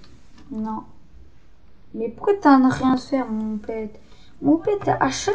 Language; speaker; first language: French; native; French